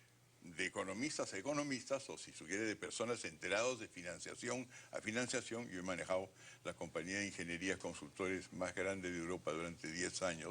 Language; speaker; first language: Spanish; native; Spanish